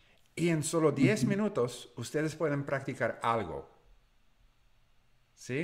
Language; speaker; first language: Spanish; non-native, learner; English